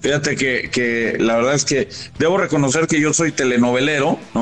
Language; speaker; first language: Spanish; native; Spanish